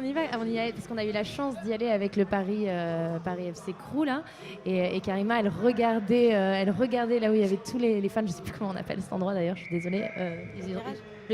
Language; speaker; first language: French; native; French